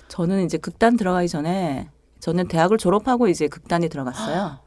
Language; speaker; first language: Korean; native; Korean